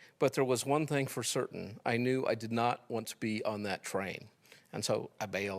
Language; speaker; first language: English; native; English